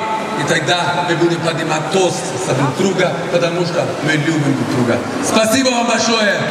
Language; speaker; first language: Russian; non-native, fluent; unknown